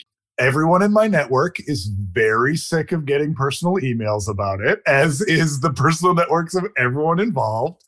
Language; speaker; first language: English; native; English